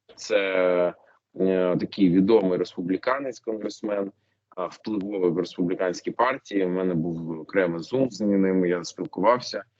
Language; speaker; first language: Ukrainian; non-native, local second language; Russian